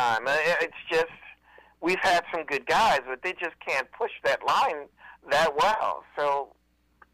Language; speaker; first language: English; native; English